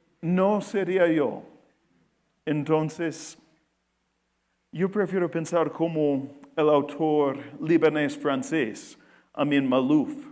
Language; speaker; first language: Spanish; non-native, fluent; English